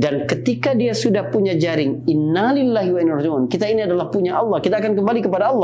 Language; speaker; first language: Indonesian; native; Indonesian